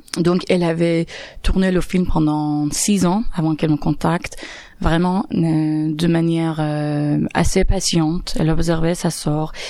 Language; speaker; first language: French; non-native, fluent; Persian